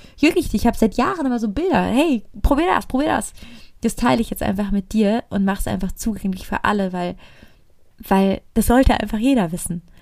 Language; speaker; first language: German; native; German